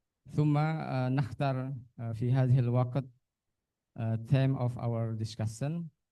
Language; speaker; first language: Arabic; non-native, learner; Indonesian